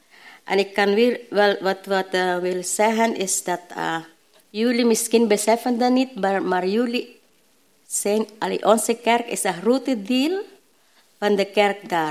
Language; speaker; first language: Dutch; non-native, learner; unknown